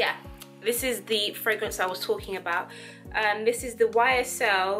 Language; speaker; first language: English; native; English